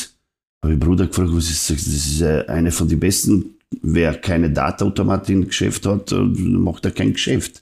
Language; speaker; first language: German; non-native, fluent; Serbian